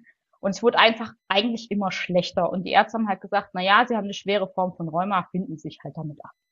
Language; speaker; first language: German; native; German